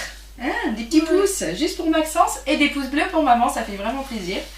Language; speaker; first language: French; native; French